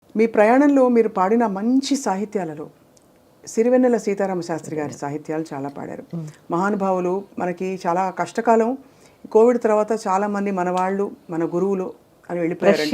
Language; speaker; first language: Telugu; native; Telugu